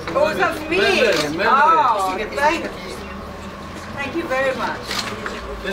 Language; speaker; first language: English; non-native, learner; Russian